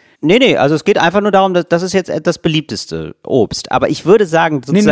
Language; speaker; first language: German; native; German